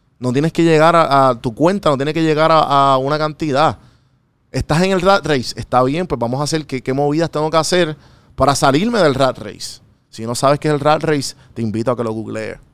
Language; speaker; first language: Spanish; native; Spanish